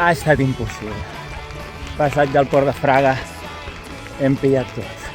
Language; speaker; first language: Catalan; native; Catalan